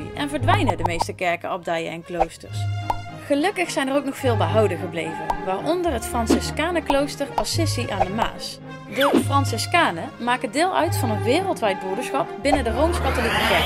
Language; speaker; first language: Dutch; native; Dutch